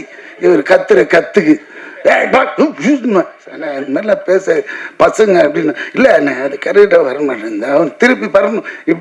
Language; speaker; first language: Tamil; native; Tamil